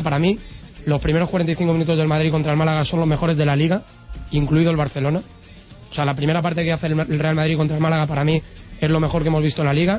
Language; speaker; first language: Spanish; native; Spanish